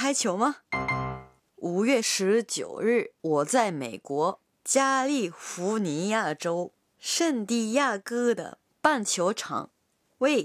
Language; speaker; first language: Chinese; non-native, fluent; Japanese